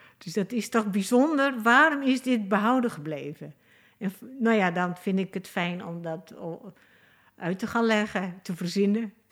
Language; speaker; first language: Dutch; native; Dutch